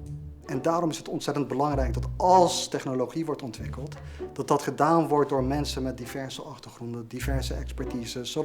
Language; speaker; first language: Dutch; native; Dutch